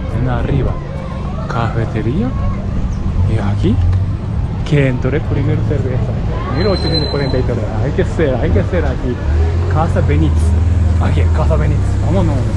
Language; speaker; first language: Spanish; non-native, learner; Japanese